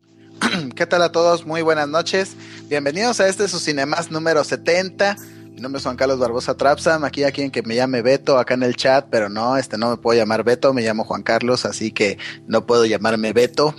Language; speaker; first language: Spanish; native; Spanish